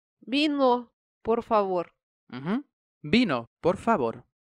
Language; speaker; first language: Spanish; non-native, fluent; Russian